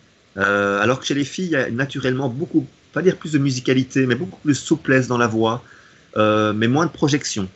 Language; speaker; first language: French; native; French